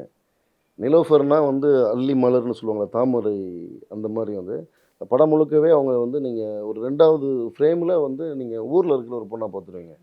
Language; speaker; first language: Tamil; native; Tamil